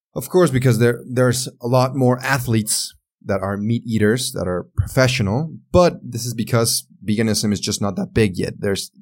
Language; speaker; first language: English; non-native, fluent; Spanish